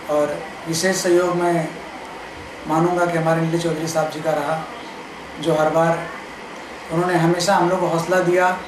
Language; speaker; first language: Hindi; native; Hindi